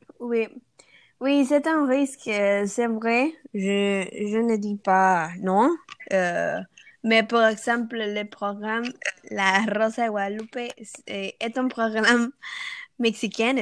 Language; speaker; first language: French; non-native, learner; Spanish